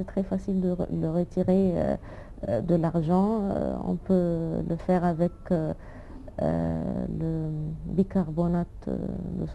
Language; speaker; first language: French; non-native, fluent; Arabic